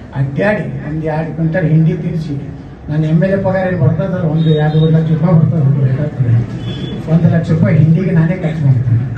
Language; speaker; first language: Kannada; native; Kannada